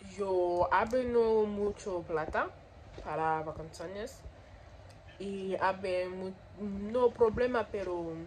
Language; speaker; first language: Spanish; non-native, learner; French